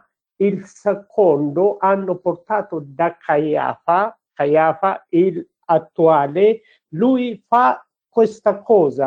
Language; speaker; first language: Italian; non-native, learner; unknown